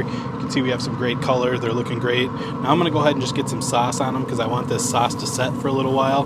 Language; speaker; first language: English; native; English